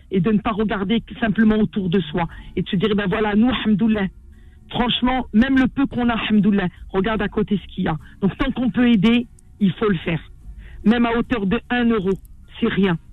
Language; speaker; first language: French; non-native, local second language; Arabic